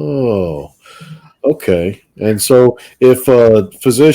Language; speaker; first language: English; native; English